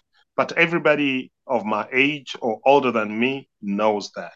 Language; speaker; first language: English; non-native, fluent; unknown